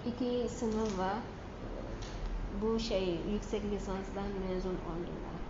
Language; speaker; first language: Turkish; non-native, learner; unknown